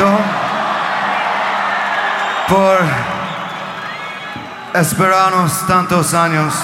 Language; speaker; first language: Spanish; non-native, learner; English